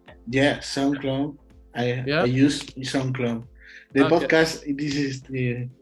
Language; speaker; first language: English; non-native, learner; Spanish